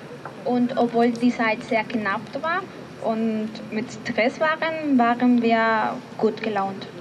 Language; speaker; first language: German; non-native, learner; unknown